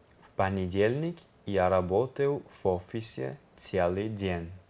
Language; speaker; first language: Russian; non-native, learner; Italian